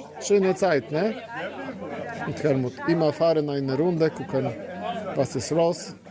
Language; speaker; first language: German; non-native, learner; Polish